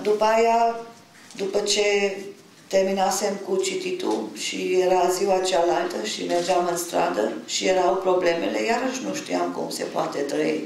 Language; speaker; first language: Romanian; non-native, local second language; German